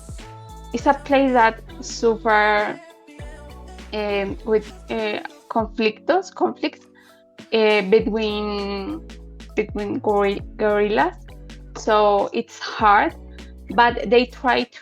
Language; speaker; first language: English; non-native, learner; Spanish